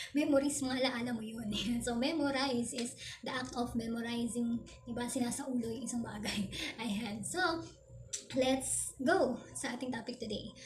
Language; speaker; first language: Filipino; native; Filipino